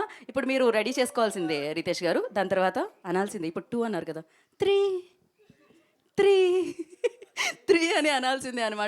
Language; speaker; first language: Telugu; native; Telugu